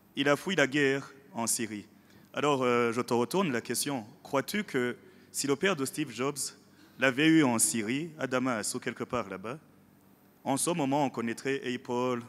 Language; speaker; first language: French; non-native, local second language; Rundi